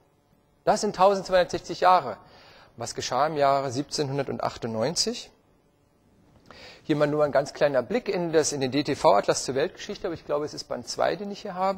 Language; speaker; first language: German; native; German